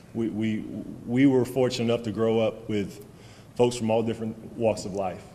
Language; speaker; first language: English; native; English